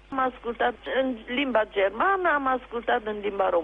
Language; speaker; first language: Romanian; non-native, local second language; German